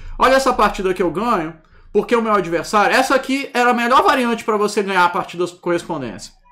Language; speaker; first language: Portuguese; native; Portuguese